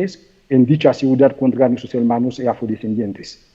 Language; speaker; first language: Spanish; non-native, fluent; Haitian Creole